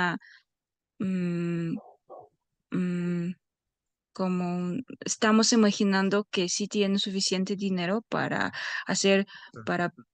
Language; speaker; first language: Spanish; non-native, fluent; Russian